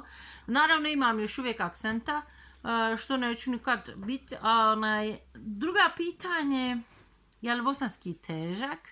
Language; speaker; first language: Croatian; non-native, fluent; Turkish